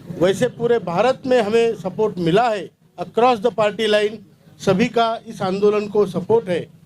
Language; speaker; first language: Hindi; non-native, local second language; Marathi